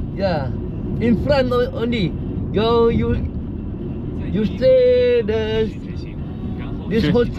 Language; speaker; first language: English; non-native, local second language; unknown